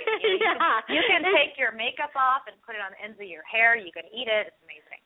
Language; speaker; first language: English; early bilingual, other home language; Hindi